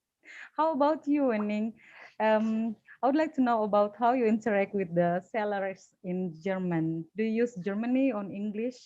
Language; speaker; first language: English; non-native, fluent; Indonesian